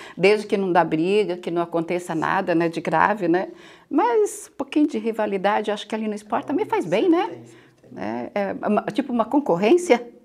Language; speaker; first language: Portuguese; native; Portuguese